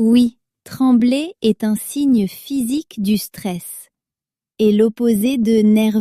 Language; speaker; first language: French; native; French